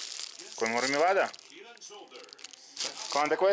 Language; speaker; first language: Spanish; non-native, learner; Russian